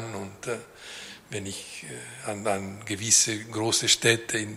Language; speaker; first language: German; non-native, local second language; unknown